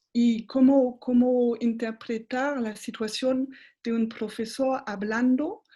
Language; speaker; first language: Spanish; non-native, fluent; French